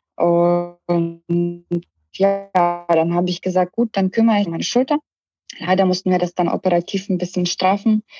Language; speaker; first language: German; early bilingual, other home language; Russian